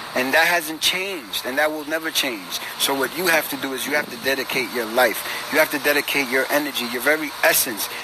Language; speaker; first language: English; early bilingual, other home language; Spanish